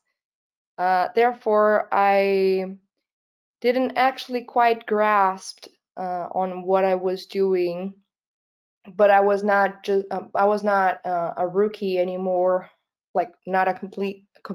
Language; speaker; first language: English; non-native, fluent; Portuguese